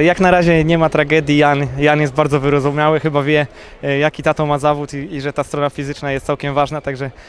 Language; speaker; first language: Polish; native; Polish